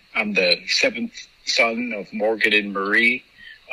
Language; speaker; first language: English; native; English